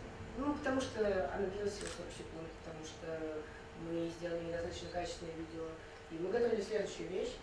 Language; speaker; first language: Russian; native; Russian